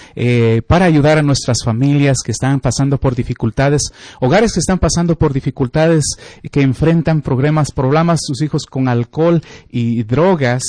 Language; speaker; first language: Spanish; native; Spanish